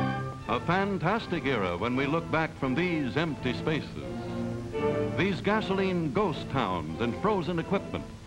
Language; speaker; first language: English; native; English